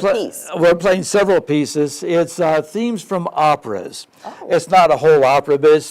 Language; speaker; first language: English; native; English